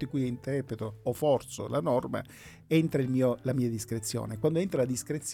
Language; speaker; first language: Italian; native; Italian